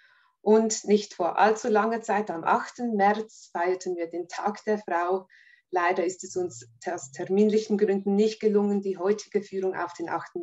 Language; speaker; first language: German; native; German